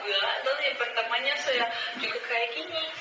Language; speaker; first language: Indonesian; non-native, fluent; Russian